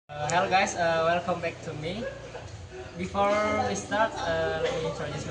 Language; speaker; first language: English; non-native, learner; Indonesian